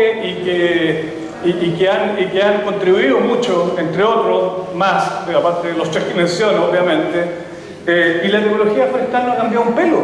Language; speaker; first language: Spanish; native; Spanish